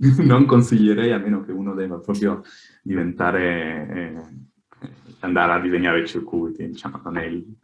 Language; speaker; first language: Italian; early bilingual, other home language; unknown